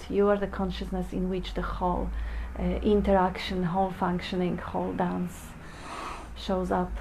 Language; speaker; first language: English; non-native, fluent; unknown